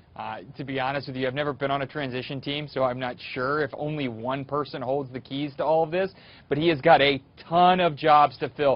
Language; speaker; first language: English; native; English